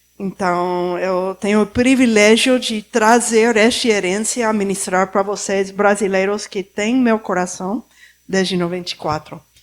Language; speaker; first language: Portuguese; non-native, fluent; Spanish